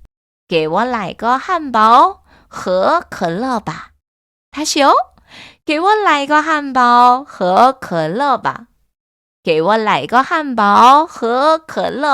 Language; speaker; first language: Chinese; non-native, fluent; Korean